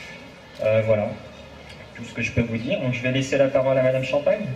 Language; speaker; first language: French; native; French